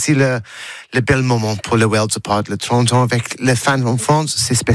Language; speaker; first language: French; non-native, learner; English